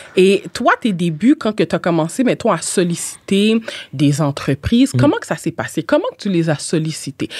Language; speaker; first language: French; native; French